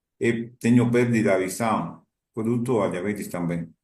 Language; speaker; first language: Portuguese; non-native, learner; Spanish